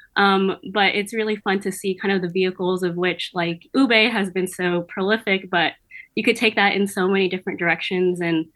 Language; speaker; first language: English; native; English